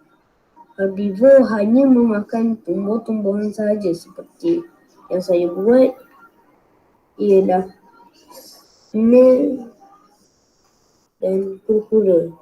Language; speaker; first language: Malay; native; Malay